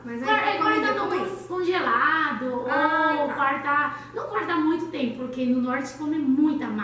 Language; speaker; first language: Portuguese; non-native, learner; Chinese